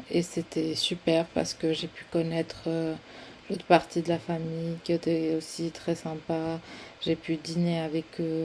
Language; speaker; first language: French; non-native, fluent; Spanish